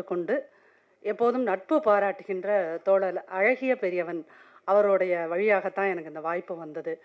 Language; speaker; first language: Tamil; native; Tamil